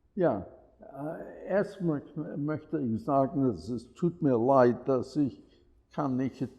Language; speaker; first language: German; early bilingual, other home language; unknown